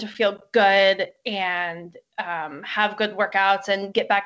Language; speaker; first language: English; native; English